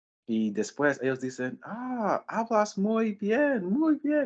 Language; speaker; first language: Spanish; non-native, fluent; English